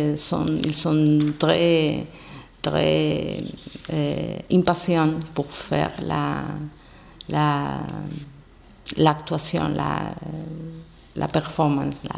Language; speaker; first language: French; non-native, learner; Spanish